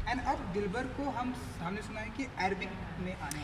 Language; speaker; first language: Hindi; native; Hindi